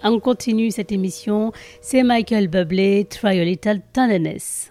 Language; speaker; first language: French; native; French